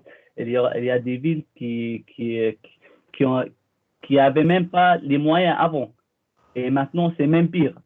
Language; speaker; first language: French; non-native, fluent; Arabic